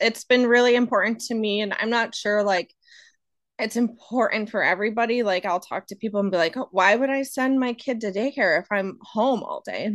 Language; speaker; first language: English; native; English